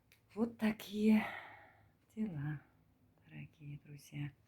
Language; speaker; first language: Russian; non-native, learner; Turkmen